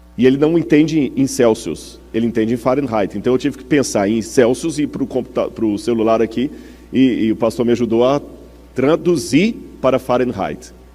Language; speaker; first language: Portuguese; native; Portuguese